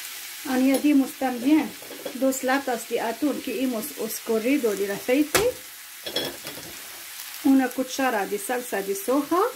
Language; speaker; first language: Spanish; non-native, fluent; Arabic